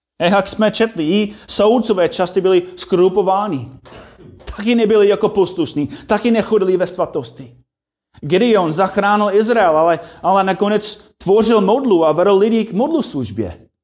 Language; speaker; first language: Czech; non-native, fluent; English